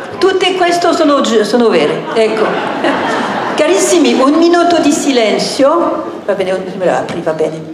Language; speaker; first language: Italian; non-native, fluent; French